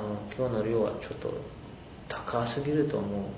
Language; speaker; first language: Japanese; non-native, learner; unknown